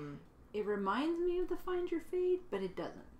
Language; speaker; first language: English; native; English